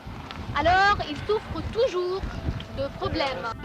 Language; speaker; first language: French; non-native, fluent; Arabic